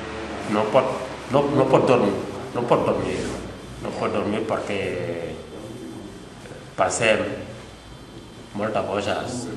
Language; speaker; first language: Catalan; non-native, learner; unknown